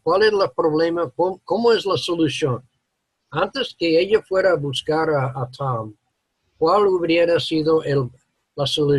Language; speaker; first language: Spanish; non-native, learner; English